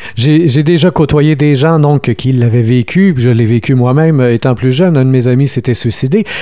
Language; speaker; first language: French; native; French